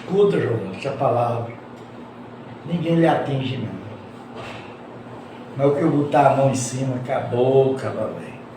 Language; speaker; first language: Portuguese; native; Portuguese